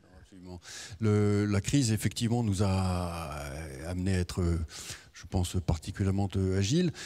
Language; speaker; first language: French; native; French